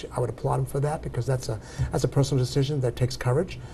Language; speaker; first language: English; native; English